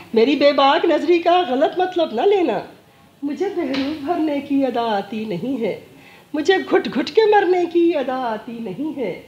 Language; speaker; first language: Urdu; native; Urdu